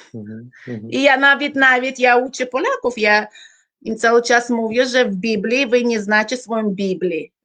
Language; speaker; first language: Polish; non-native, learner; Uzbek